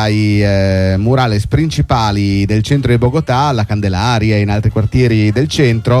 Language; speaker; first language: Italian; native; Italian